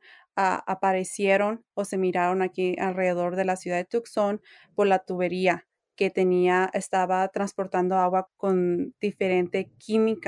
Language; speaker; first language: Spanish; early bilingual, heritage; English